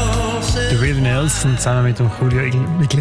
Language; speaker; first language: German; native; German